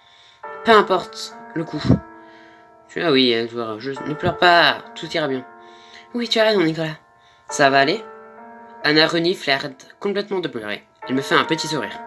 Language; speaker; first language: French; native; French